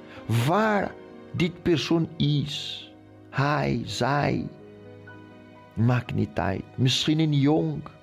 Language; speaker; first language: Dutch; non-native, local second language; Portuguese